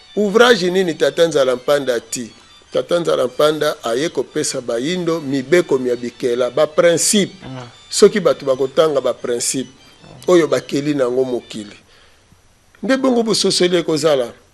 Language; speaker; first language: Lingala; non-native, local second language; Kongo